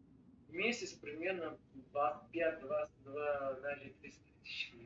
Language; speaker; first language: Russian; non-native, learner; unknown